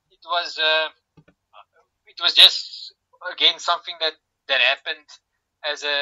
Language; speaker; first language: English; non-native, local second language; Afrikaans